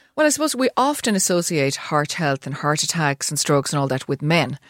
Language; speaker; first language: English; native; English